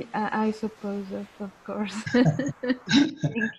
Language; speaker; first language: English; non-native, learner; Spanish